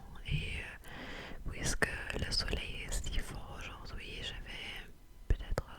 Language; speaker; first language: French; non-native, fluent; English